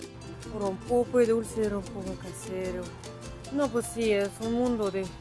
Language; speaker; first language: Spanish; non-native, fluent; Russian